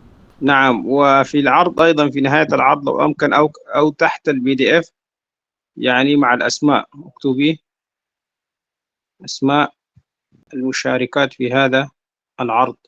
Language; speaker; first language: Arabic; non-native, fluent; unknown